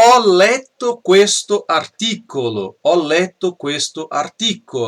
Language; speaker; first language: Italian; non-native, fluent; Portuguese